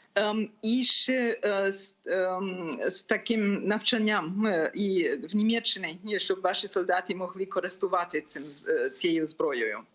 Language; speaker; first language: Ukrainian; non-native, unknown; German